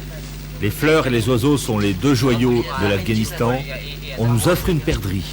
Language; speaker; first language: French; native; French